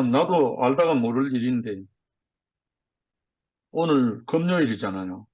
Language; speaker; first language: Korean; native; Korean